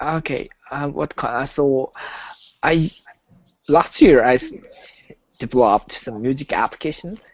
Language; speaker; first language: English; non-native, learner; Japanese